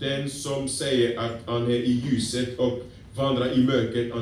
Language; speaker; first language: Swedish; non-native, fluent; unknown